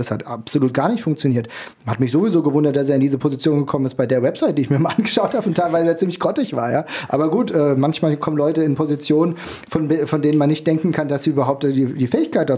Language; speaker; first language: German; native; German